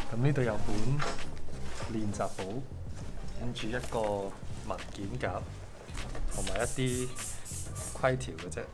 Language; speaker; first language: German; non-native, learner; Cantonese